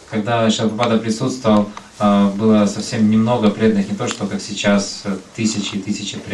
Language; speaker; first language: Russian; native; Russian